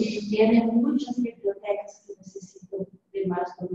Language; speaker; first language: Spanish; non-native, learner; Portuguese